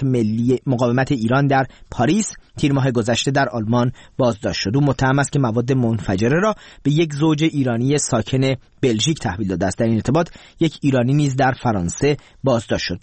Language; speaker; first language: Persian; native; Persian